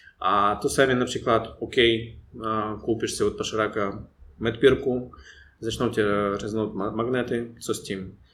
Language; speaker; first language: Czech; non-native, fluent; Russian